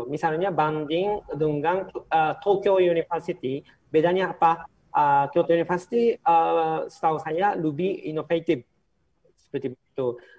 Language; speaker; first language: Indonesian; non-native, fluent; Japanese